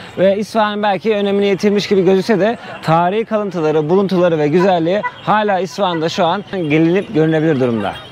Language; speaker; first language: Turkish; native; Turkish